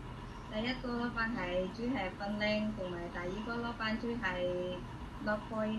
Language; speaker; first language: Cantonese; non-native, learner; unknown